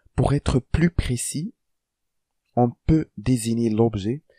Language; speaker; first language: French; non-native, local second language; Arabic